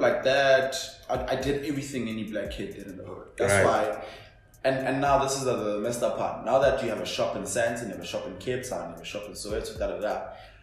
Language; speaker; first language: English; non-native, local second language; Zulu